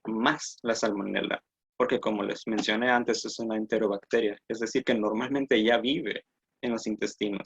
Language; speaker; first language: Spanish; native; Spanish